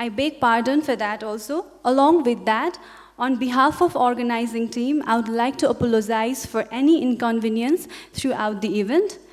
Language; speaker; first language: English; non-native, local second language; Nepali